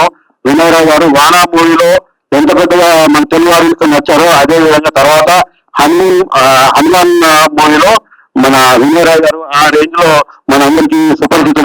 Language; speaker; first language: Telugu; native; Telugu